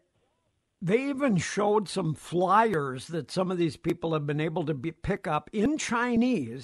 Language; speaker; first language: English; native; English